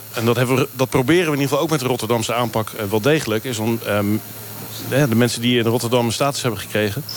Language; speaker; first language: Dutch; native; Dutch